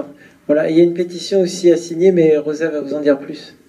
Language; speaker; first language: French; native; French